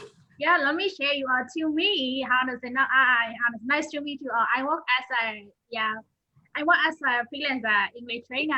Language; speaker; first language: English; non-native, learner; Burmese